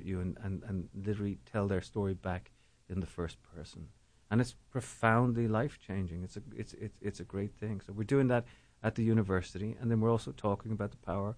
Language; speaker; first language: English; native; English